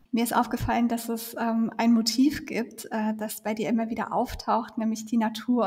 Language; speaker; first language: German; native; German